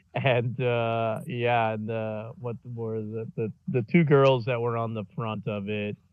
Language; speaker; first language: English; native; English